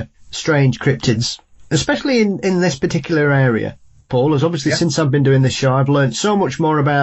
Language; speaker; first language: English; native; English